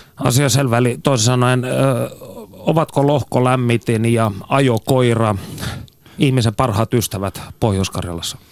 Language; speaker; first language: Finnish; native; Finnish